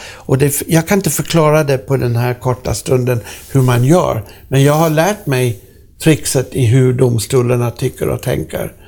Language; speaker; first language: Swedish; non-native, fluent; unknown